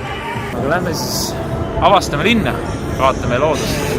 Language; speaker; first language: Estonian; native; Estonian